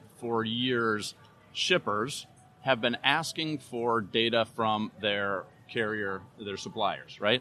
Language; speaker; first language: English; native; English